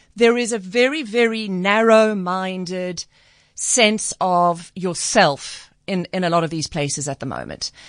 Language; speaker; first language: English; native; English